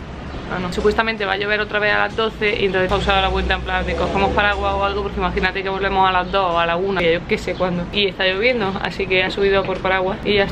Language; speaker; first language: Spanish; native; Spanish